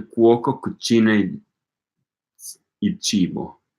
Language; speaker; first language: Italian; non-native, learner; English